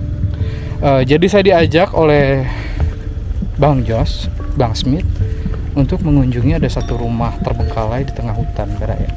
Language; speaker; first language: Indonesian; non-native, local second language; Sundanese